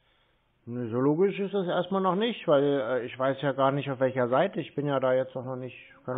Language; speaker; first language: German; native; German